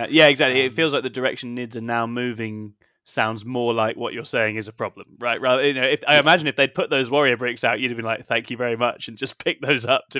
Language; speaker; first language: English; native; English